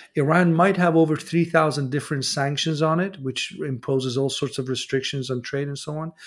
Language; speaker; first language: English; non-native, fluent; Persian